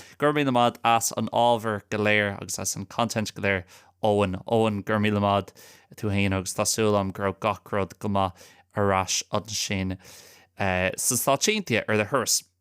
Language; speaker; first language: Irish; non-native, local second language; English